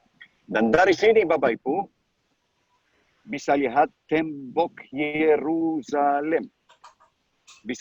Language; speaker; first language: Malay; non-native, learner; Hebrew